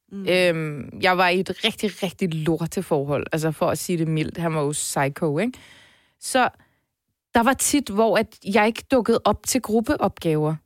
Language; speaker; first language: Danish; early bilingual, other home language; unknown